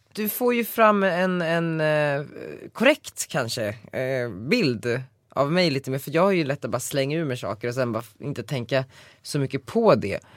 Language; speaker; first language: Swedish; native; Swedish